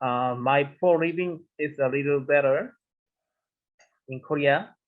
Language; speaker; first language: English; non-native, learner; Korean